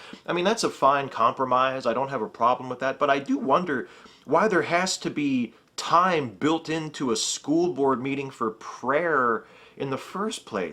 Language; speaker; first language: English; native; English